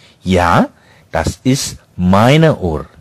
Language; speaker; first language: German; non-native, fluent; Indonesian